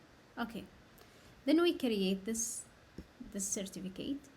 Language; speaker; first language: English; non-native, learner; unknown